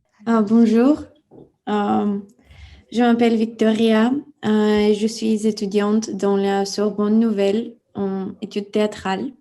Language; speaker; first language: French; non-native, fluent; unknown